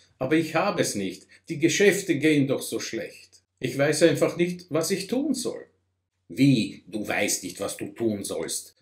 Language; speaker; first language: German; non-native, fluent; Russian